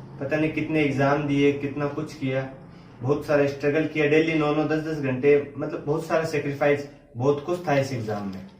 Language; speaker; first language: Hindi; native; Hindi